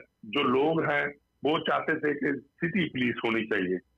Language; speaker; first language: Punjabi; native; Punjabi